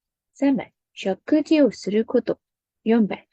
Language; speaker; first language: Japanese; non-native, fluent; Burmese